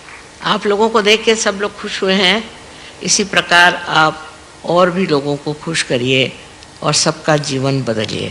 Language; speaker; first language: Hindi; non-native, local second language; Marathi